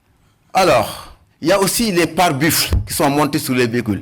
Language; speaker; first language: French; non-native, local second language; Wolof